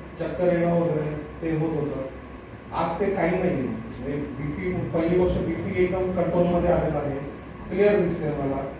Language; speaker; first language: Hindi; non-native, local second language; Marathi